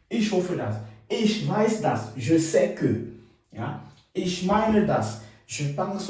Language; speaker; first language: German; non-native, fluent; French